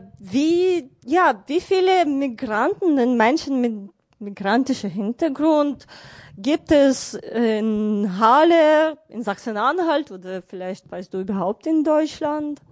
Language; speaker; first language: German; non-native, fluent; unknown